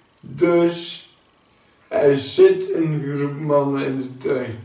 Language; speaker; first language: Dutch; native; Dutch